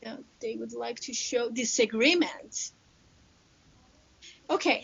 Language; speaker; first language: English; non-native, fluent; Persian